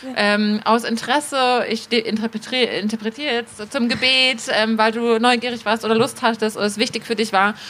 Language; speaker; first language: German; native; German